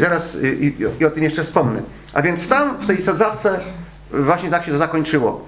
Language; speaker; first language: Polish; native; Polish